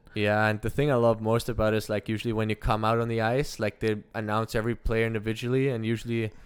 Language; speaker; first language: English; early bilingual, other home language; German